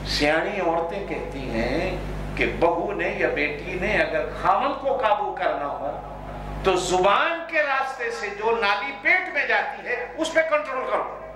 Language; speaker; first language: Urdu; non-native, local second language; Punjabi